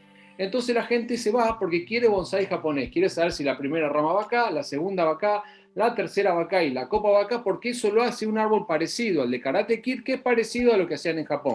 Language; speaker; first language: Spanish; native; Spanish